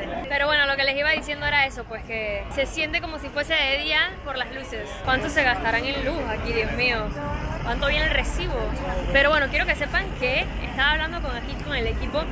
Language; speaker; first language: Spanish; native; Spanish